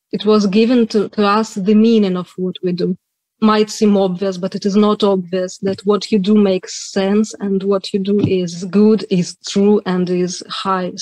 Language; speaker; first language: English; non-native, fluent; Ukrainian